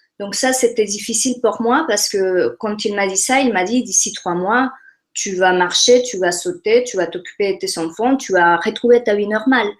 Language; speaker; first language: French; non-native, fluent; Spanish